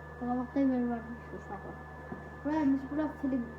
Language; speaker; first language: Turkish; non-native, learner; Azerbaijani